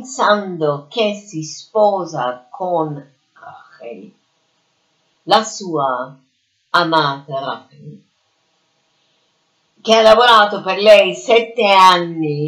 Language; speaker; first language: Italian; non-native, fluent; English